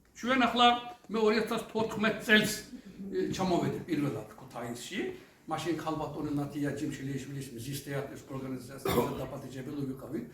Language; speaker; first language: Georgian; non-native, fluent; Turkish